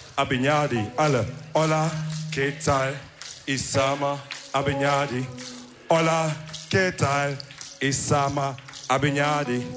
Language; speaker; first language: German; early bilingual, other home language; Wolof